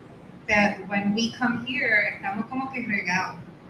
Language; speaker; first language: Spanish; early bilingual, heritage; Spanish